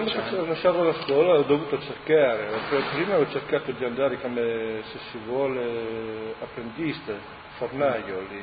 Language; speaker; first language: Italian; early bilingual, heritage; Italian